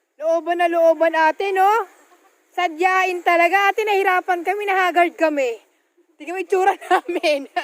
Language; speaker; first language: Filipino; non-native, local second language; Waray